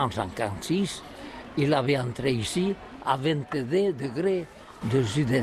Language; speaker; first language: French; non-native, learner; Catalan